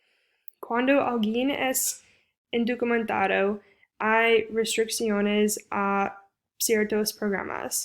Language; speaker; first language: Spanish; non-native, fluent; English